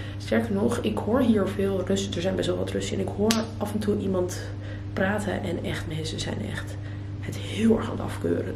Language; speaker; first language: Dutch; early bilingual, other home language; Russian